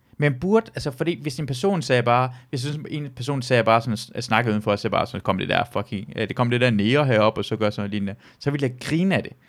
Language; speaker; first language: Danish; early bilingual, other home language; Persian